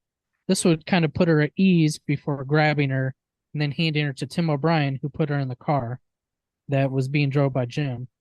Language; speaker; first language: English; native; English